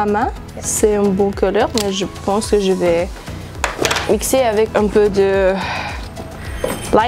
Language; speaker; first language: French; non-native, learner; English